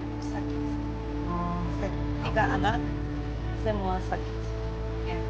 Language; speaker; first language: Indonesian; non-native, learner; Turkish